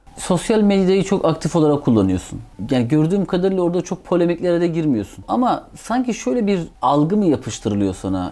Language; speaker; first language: Turkish; native; Turkish